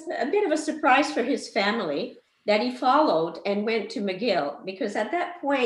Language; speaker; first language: English; non-native, fluent; French